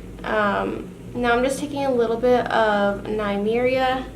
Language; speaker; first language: English; native; English